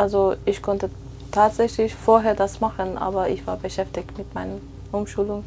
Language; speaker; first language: German; non-native, fluent; Persian